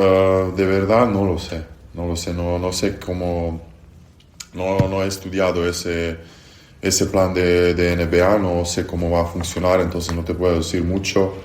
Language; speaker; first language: Spanish; non-native, fluent; Serbian